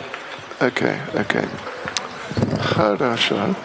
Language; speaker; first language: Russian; non-native, learner; English